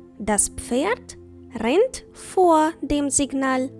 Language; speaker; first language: German; non-native, fluent; Ukrainian